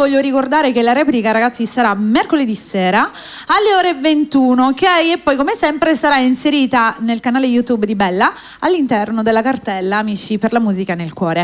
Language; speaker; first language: Italian; native; Italian